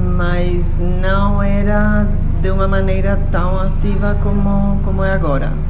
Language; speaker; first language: Portuguese; non-native, fluent; Spanish